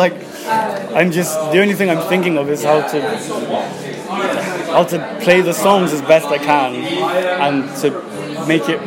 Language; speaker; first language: English; native; English